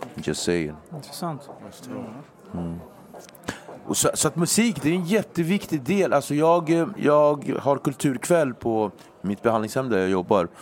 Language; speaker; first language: Swedish; native; Swedish